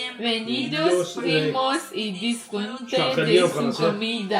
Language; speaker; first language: Spanish; non-native, learner; French